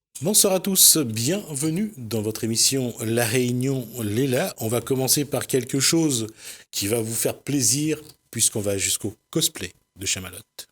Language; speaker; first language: French; native; French